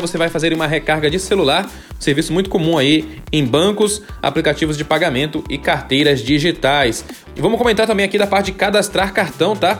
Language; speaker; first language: Portuguese; native; Portuguese